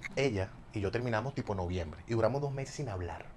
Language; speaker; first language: Spanish; native; Spanish